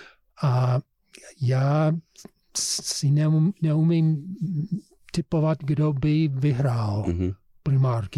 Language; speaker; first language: Czech; non-native, fluent; English